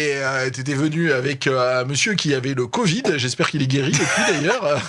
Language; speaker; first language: French; native; French